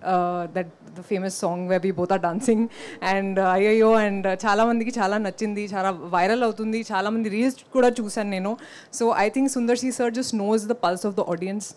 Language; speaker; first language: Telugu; non-native, local second language; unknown